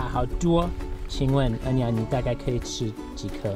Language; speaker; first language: Chinese; non-native, fluent; English